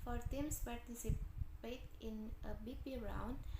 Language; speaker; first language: English; non-native, learner; Indonesian